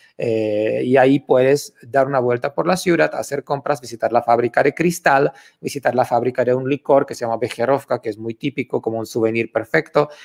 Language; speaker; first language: Spanish; non-native, fluent; Czech